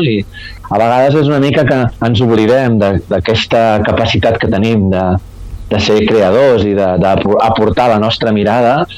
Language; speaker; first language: Catalan; native; Catalan